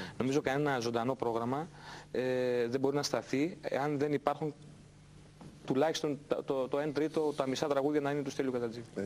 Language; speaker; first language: Greek; early bilingual, heritage; Greek